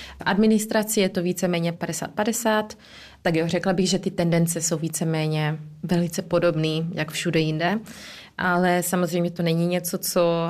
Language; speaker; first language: Czech; early bilingual, heritage; Czech